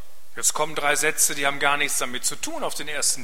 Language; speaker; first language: German; native; German